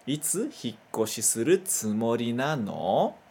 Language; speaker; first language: Japanese; non-native, fluent; Portuguese